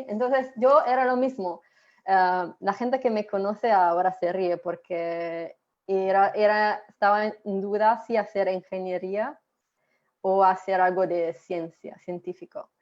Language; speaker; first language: Spanish; non-native, fluent; Italian